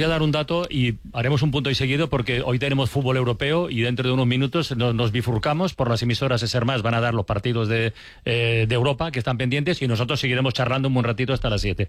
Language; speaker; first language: Spanish; native; Spanish